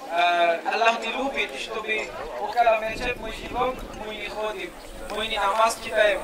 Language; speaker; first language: Russian; non-native, learner; Bangla